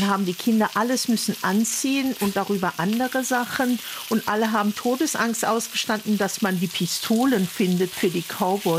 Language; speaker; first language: German; native; German